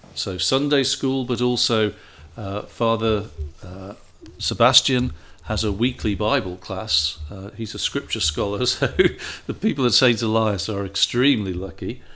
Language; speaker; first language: English; native; English